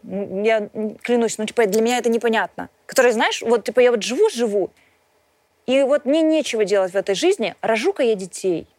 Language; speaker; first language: Russian; native; Russian